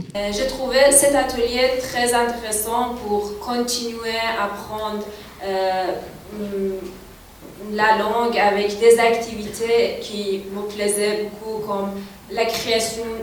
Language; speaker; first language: French; non-native, fluent; Persian